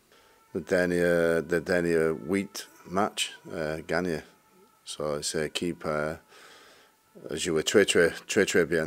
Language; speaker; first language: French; non-native, learner; English